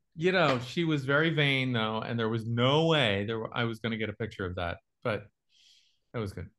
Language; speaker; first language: English; native; English